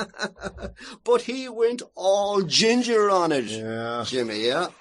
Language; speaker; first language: English; native; English